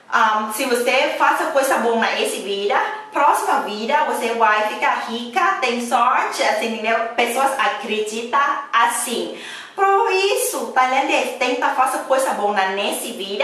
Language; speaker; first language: Portuguese; non-native, learner; Thai